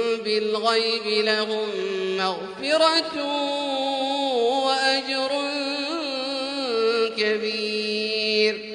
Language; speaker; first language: Arabic; native; Arabic